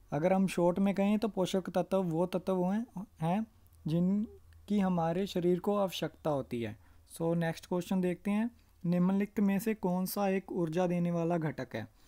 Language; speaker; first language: Hindi; non-native, local second language; Punjabi